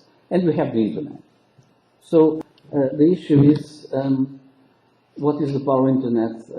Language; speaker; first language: English; non-native, local second language; Portuguese